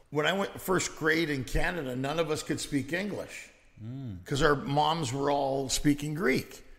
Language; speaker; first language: English; early bilingual, other home language; Greek